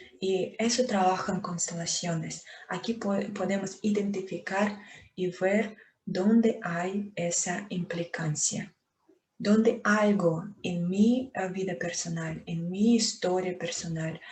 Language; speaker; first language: Spanish; non-native, fluent; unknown